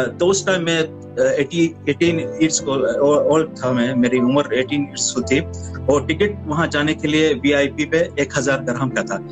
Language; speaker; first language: Hindi; non-native, fluent; Arabic